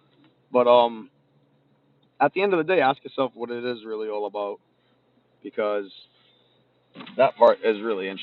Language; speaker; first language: English; native; English